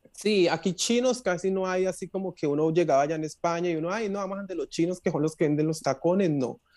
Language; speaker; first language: Spanish; native; Spanish